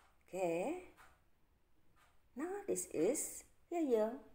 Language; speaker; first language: English; non-native, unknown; Indonesian